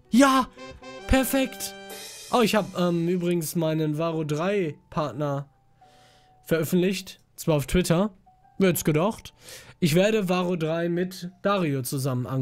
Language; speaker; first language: German; native; German